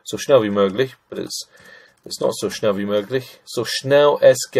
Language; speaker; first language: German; non-native, fluent; English